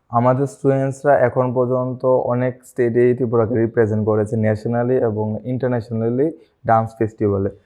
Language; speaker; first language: Bangla; native; Bangla